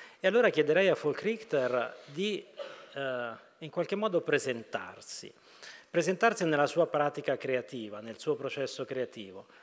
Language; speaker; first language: Italian; native; Italian